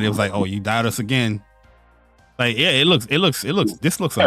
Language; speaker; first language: English; native; English